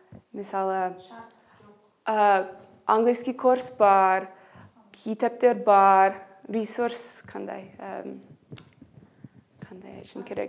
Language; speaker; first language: Kyrgyz; non-native, learner; English